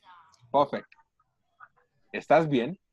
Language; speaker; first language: Spanish; non-native, learner; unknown